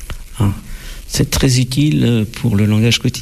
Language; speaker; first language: French; native; French